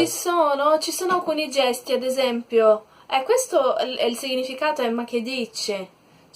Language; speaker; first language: Italian; non-native, learner; Portuguese